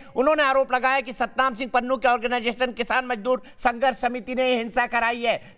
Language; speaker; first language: Hindi; native; Hindi